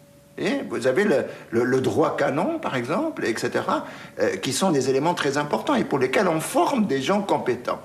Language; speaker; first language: French; native; French